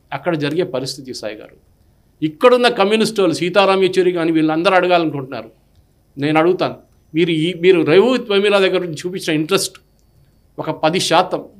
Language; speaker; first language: Telugu; non-native, local second language; Malayalam